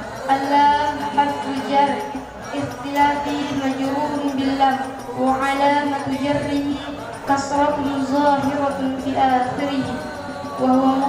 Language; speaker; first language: Arabic; non-native, learner; Indonesian